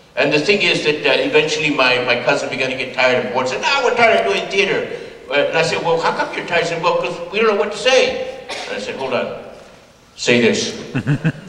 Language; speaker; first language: English; early bilingual, other home language; Spanish